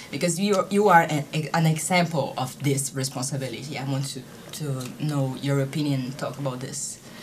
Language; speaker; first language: English; non-native, learner; Portuguese